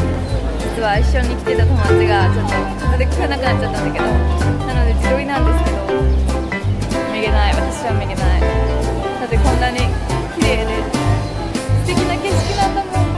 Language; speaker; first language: Japanese; native; Japanese